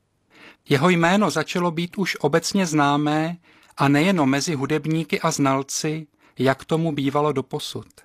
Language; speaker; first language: Czech; native; Czech